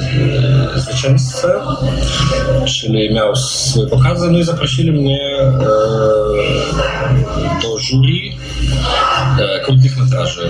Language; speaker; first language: Polish; non-native, fluent; Russian